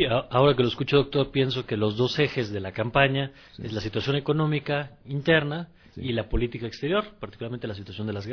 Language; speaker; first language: Spanish; native; Spanish